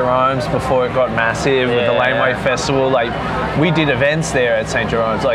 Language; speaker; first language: English; native; English